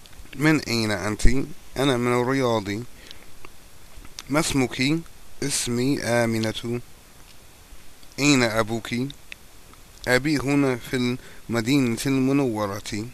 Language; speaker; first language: Arabic; non-native, fluent; English